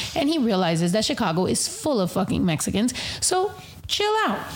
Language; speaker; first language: English; early bilingual, other home language; Spanish